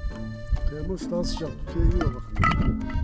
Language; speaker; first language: Turkish; native; Turkish